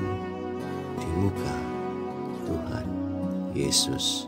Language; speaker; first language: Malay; non-native, local second language; Javanese